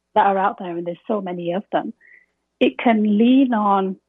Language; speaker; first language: English; native; English